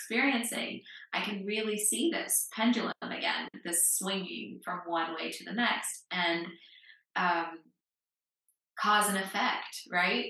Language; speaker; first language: English; native; English